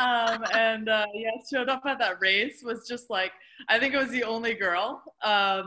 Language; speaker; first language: English; native; English